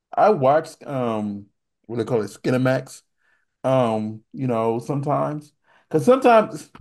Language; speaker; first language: English; native; English